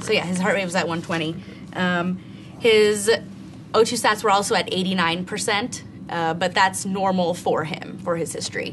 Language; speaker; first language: English; native; English